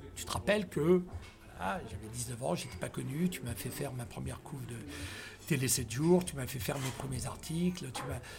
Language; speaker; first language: French; native; French